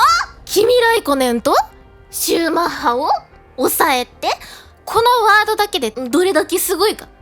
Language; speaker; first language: Japanese; native; Japanese